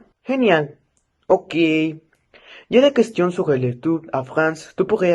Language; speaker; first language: French; non-native, learner; Spanish